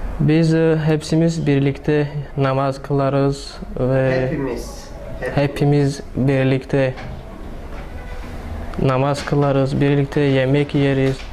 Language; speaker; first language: Turkish; non-native, learner; Tajik